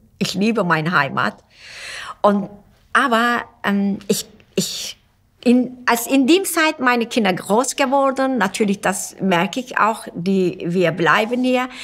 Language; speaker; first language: German; non-native, learner; Turkish